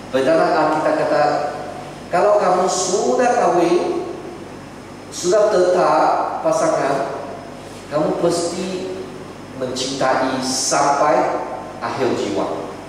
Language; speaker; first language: Malay; non-native, local second language; Chinese